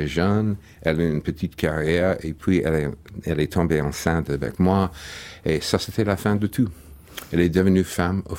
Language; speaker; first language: French; non-native, fluent; English